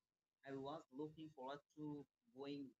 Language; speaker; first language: English; non-native, learner; Bangla